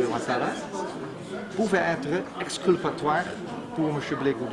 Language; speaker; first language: French; non-native, fluent; Dutch